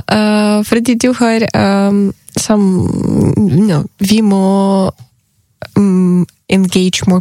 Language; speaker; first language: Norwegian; non-native, learner; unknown